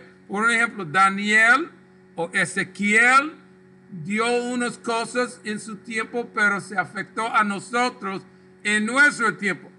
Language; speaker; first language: Spanish; non-native, local second language; English